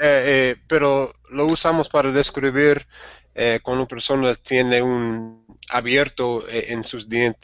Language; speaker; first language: Spanish; non-native, learner; English